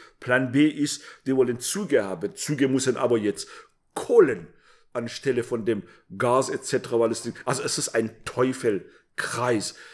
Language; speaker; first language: German; non-native, fluent; Persian